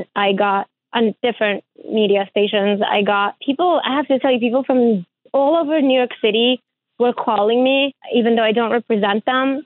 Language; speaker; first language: English; early bilingual, other home language; Ukrainian